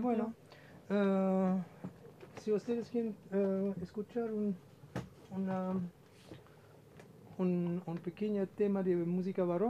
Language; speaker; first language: Spanish; non-native, fluent; German